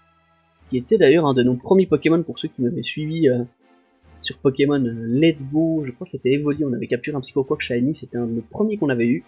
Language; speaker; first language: French; native; French